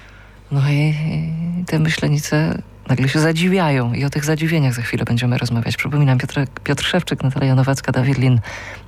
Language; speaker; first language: Polish; native; Polish